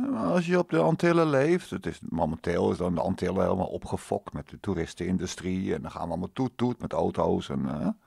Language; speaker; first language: Dutch; native; Dutch